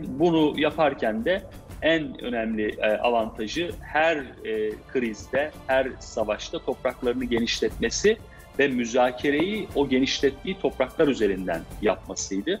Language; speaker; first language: Turkish; native; Turkish